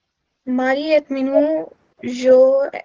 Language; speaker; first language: French; non-native, learner; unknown